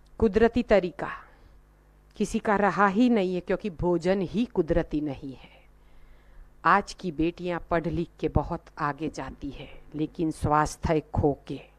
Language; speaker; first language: Hindi; non-native, local second language; Gujarati